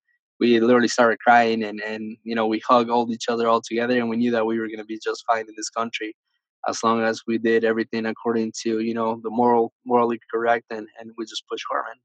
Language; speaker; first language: English; early bilingual, other home language; Spanish